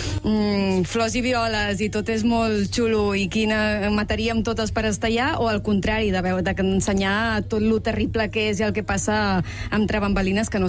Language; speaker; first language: Catalan; native; Catalan